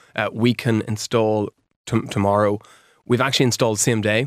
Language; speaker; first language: English; native; English